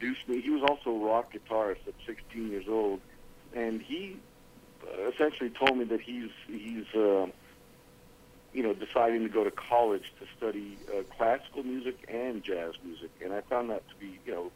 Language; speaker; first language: English; native; English